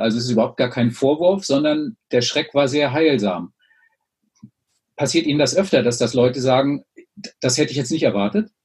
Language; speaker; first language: German; native; German